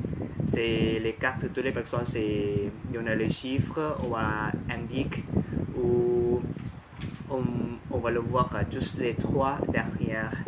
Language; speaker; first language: French; non-native, learner; Thai